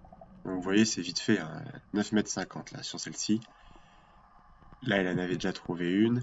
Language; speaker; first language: French; native; French